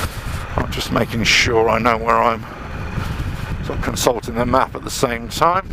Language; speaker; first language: English; native; English